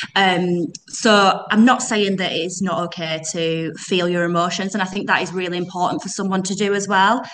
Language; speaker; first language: English; native; English